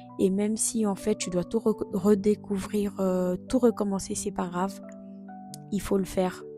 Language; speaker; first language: French; non-native, local second language; Lingala